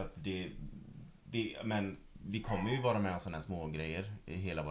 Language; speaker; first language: Swedish; native; Swedish